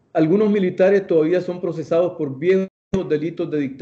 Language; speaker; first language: Spanish; native; Spanish